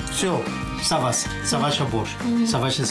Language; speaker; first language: Ukrainian; non-native, learner; Spanish